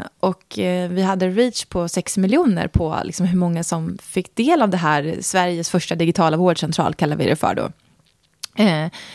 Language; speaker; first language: Swedish; native; Swedish